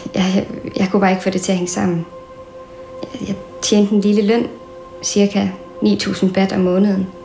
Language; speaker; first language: Danish; non-native, fluent; Thai